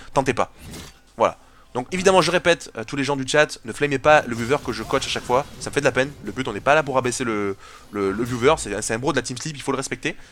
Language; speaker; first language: French; native; French